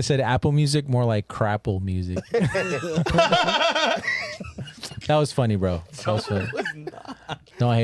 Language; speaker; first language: English; native; English